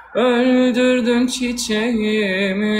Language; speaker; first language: Turkish; native; Turkish